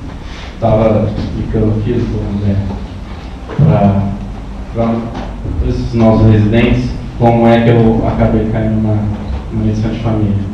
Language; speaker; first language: Portuguese; native; Portuguese